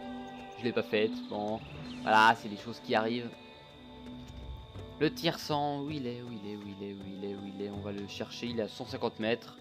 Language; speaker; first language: French; native; French